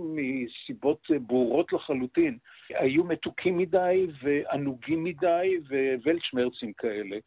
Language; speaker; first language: Hebrew; native; Hebrew